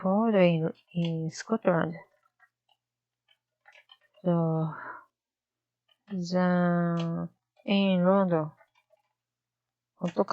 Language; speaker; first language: English; non-native, learner; Japanese